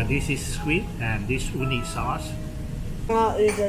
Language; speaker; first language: English; non-native, learner; Thai